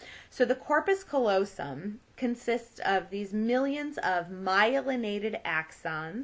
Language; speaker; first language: English; native; English